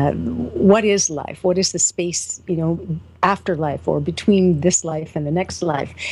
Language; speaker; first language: English; native; English